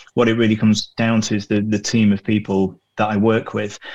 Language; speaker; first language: English; native; English